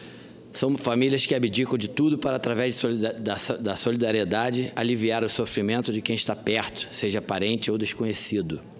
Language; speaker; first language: Portuguese; native; Portuguese